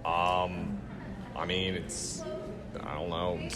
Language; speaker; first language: English; native; English